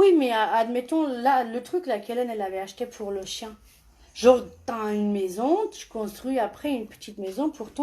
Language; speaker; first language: French; non-native, fluent; Armenian